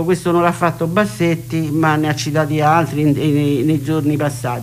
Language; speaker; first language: Italian; native; Italian